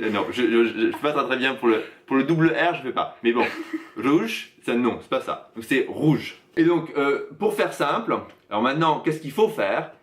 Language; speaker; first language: French; native; French